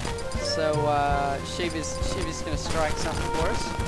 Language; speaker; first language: English; native; English